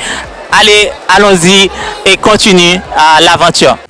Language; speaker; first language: French; native; French